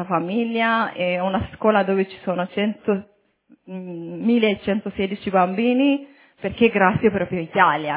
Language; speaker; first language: Italian; early bilingual, other home language; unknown